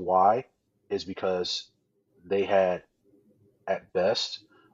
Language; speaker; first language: English; native; English